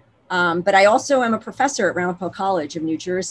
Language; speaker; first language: English; native; English